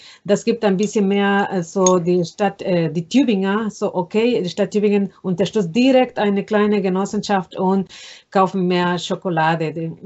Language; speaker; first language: German; non-native, fluent; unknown